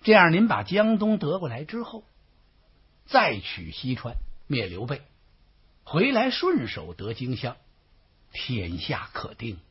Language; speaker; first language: Chinese; native; Chinese